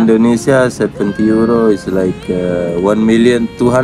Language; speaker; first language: English; non-native, learner; Indonesian